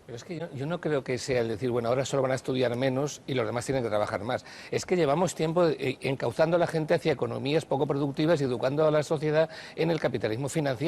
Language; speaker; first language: Spanish; native; Spanish